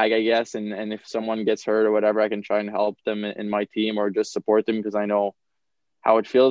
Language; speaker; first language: English; native; English